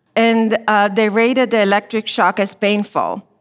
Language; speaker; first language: English; non-native, fluent; Romanian